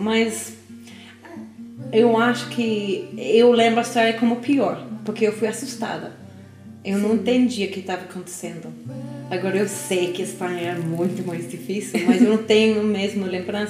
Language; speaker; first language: Portuguese; non-native, learner; English